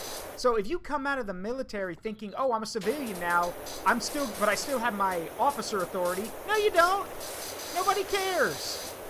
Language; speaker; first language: English; native; English